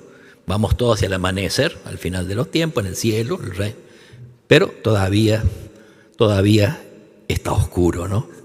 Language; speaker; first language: Spanish; native; Spanish